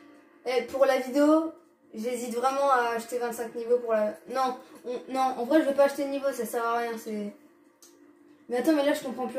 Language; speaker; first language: French; native; French